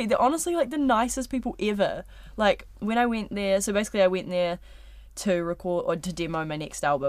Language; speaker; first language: English; native; English